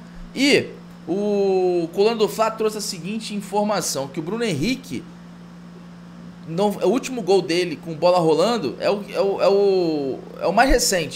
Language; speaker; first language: Portuguese; native; Portuguese